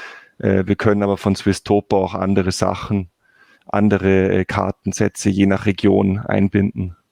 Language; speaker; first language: German; native; German